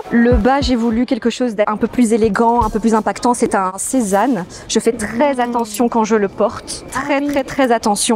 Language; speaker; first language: French; native; French